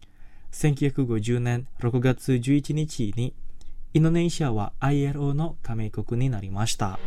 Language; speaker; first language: Japanese; non-native, fluent; Indonesian